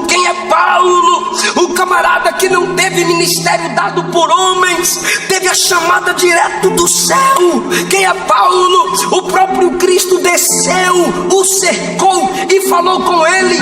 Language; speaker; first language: Portuguese; native; Portuguese